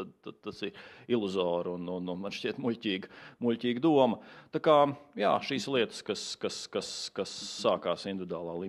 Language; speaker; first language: Latvian; native; Latvian